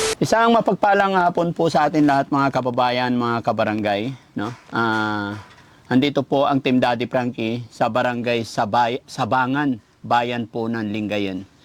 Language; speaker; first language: Filipino; native; Filipino